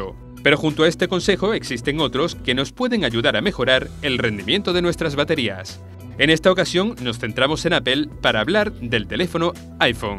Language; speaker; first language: Spanish; native; Spanish